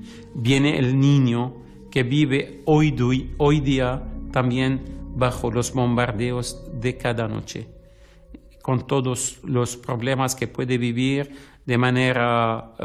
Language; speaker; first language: Spanish; non-native, fluent; Arabic